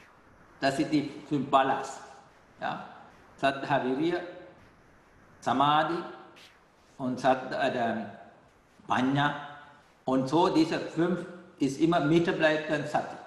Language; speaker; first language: German; non-native, fluent; Sinhala